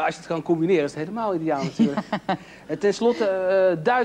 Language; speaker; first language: Dutch; native; Dutch